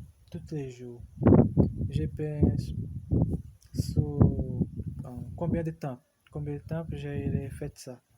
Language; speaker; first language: French; non-native, learner; Portuguese